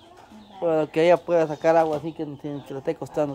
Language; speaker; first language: Spanish; native; Spanish